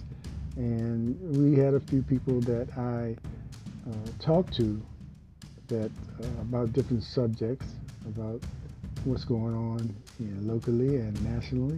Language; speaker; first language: English; native; English